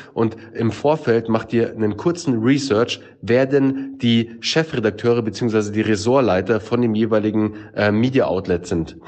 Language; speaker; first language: German; native; German